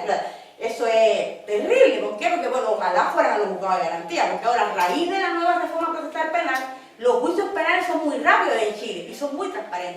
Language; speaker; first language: Spanish; native; Spanish